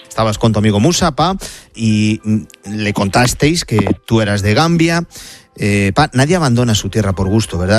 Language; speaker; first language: Spanish; native; Spanish